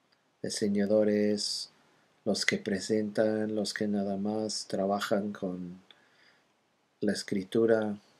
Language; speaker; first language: Spanish; non-native, fluent; English